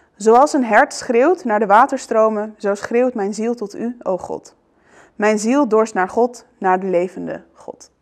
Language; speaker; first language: Dutch; early bilingual, other home language; Arabic